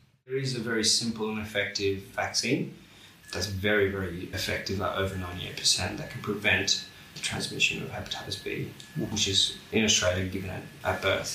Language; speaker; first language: English; non-native, local second language; Bangla